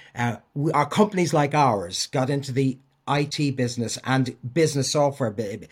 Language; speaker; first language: English; native; English